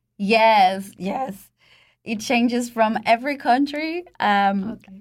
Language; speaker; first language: English; non-native, fluent; Spanish